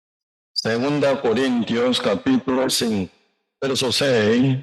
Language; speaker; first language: Spanish; non-native, learner; Korean